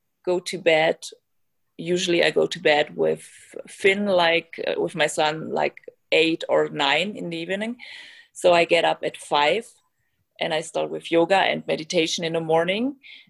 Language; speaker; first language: English; non-native, fluent; German